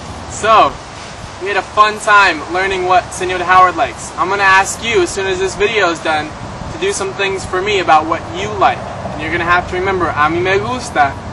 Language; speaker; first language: English; native; English